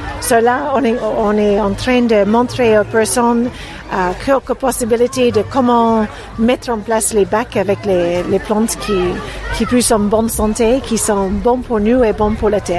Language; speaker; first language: French; non-native, fluent; English